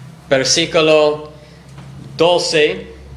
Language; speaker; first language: Spanish; non-native, fluent; English